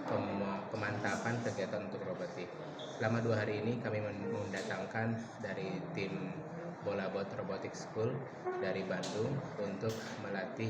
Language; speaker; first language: Indonesian; native; Indonesian